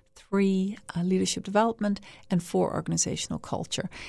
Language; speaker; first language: English; non-native, fluent; Dutch